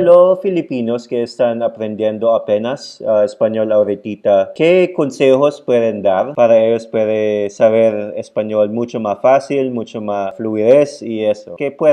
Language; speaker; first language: Spanish; non-native, fluent; Filipino